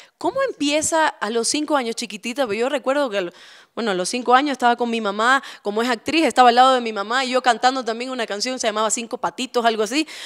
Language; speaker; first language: Spanish; native; Spanish